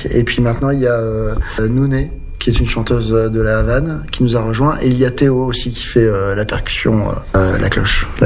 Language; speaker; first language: French; native; French